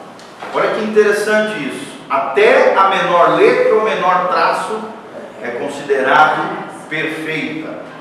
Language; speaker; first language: Portuguese; native; Portuguese